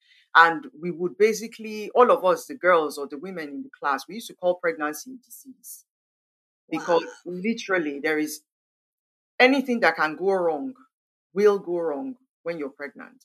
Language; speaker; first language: English; non-native, local second language; Igbo